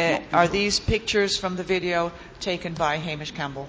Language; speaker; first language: English; non-native, fluent; Italian